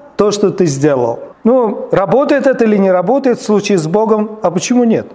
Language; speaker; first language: Russian; native; Russian